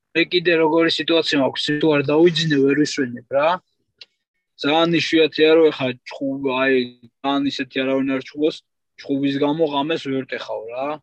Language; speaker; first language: Georgian; native; Georgian